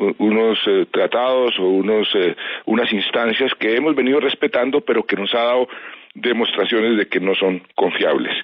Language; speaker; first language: Spanish; native; Spanish